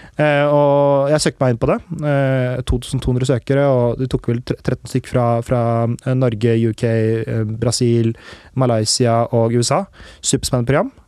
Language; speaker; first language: Norwegian; early bilingual, other home language; Urdu